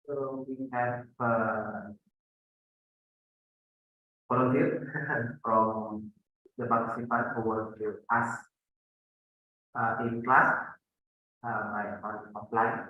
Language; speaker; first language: English; non-native, fluent; Indonesian